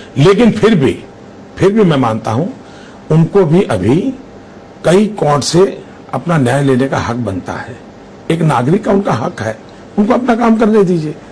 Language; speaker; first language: Hindi; non-native, local second language; Gujarati